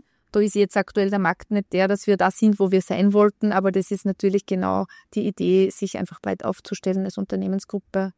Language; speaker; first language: German; native; German